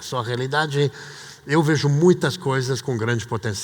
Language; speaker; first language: Portuguese; non-native, fluent; Italian